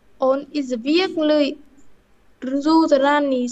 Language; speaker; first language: Russian; non-native, learner; Vietnamese